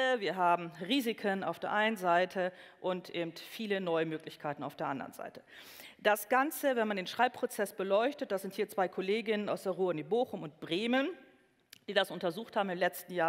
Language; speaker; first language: German; native; German